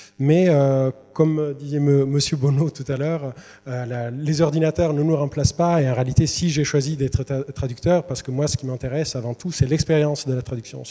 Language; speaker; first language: French; non-native, fluent; Italian